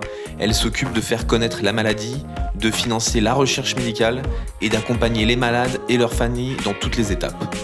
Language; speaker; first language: French; native; French